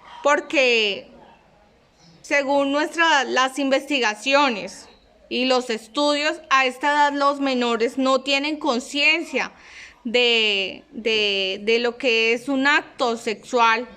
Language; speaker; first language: Spanish; native; Spanish